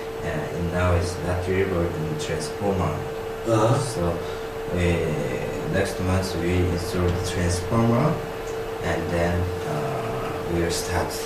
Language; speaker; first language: English; non-native, learner; Korean